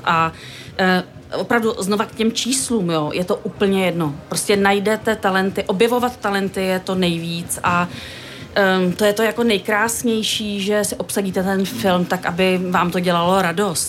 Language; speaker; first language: Czech; native; Czech